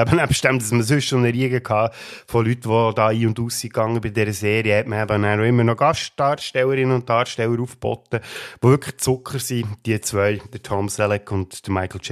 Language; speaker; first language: German; native; German